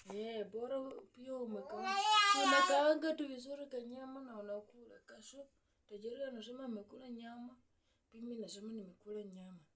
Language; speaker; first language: Swahili; native; Swahili